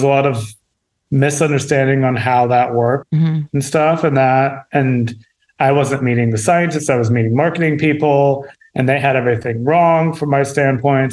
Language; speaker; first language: English; native; English